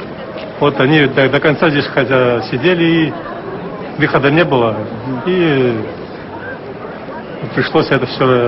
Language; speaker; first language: Russian; non-native, local second language; Abkhazian